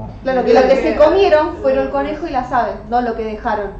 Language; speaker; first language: Spanish; native; Spanish